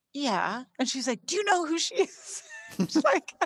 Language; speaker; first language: English; native; English